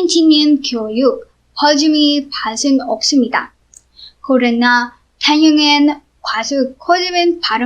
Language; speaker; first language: Korean; non-native, learner; Filipino